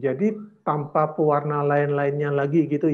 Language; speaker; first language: Indonesian; native; Indonesian